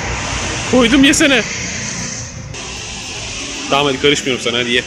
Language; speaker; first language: Turkish; native; Turkish